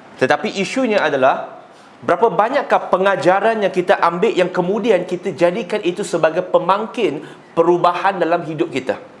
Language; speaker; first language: Malay; non-native, local second language; Chinese